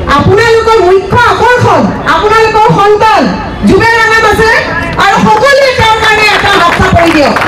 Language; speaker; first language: Assamese; native; Assamese